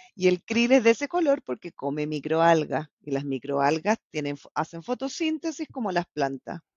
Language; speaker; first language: Spanish; native; Spanish